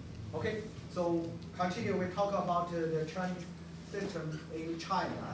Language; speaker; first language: English; non-native, learner; Chinese